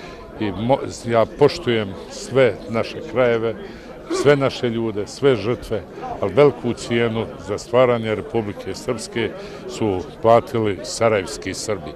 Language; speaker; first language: Serbian; native; Serbian